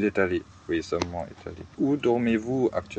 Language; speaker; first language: French; non-native, learner; German